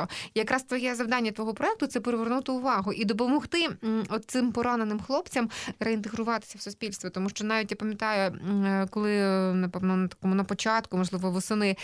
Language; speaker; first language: Ukrainian; native; Ukrainian